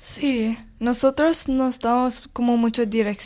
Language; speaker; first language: Spanish; non-native, learner; English